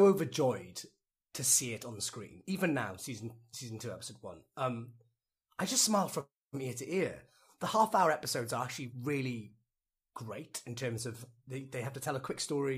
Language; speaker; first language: English; native; English